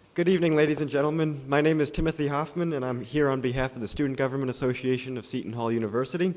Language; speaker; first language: English; native; English